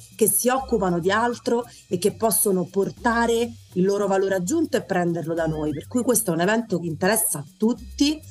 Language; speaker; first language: Italian; native; Italian